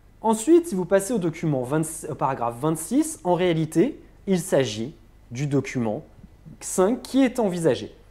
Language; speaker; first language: French; native; French